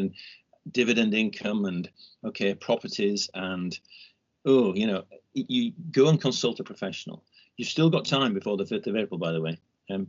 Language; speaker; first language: English; native; English